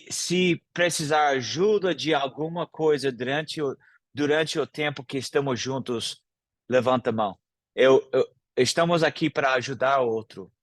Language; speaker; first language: Portuguese; non-native, fluent; English